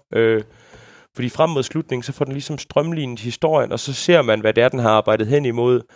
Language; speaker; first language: Danish; native; Danish